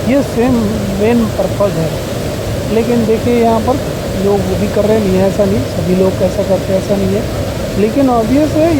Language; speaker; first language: Hindi; non-native, local second language; Marathi